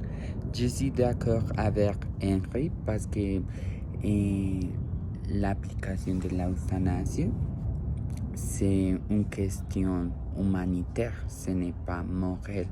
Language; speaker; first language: French; non-native, learner; Spanish